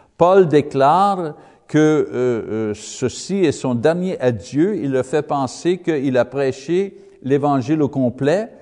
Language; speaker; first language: French; non-native, fluent; English